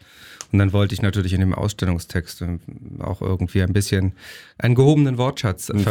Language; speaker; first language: German; native; German